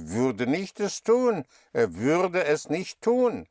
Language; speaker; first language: German; non-native, fluent; English